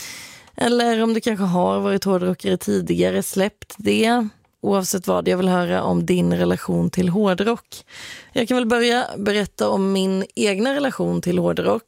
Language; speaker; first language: Swedish; native; Swedish